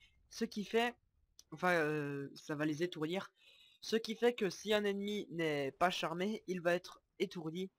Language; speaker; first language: French; native; French